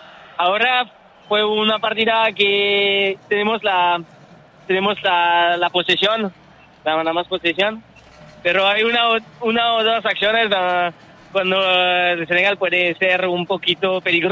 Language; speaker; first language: Spanish; non-native, learner; French